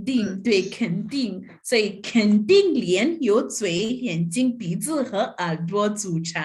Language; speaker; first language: Chinese; non-native, learner; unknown